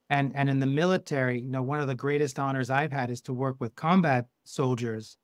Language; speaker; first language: English; native; English